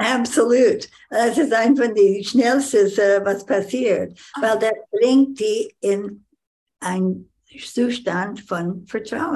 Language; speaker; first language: German; non-native, learner; English